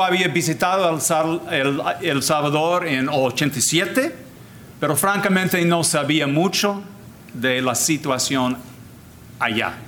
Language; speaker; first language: Spanish; non-native, fluent; English